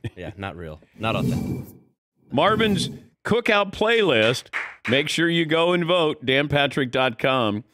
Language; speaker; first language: English; native; English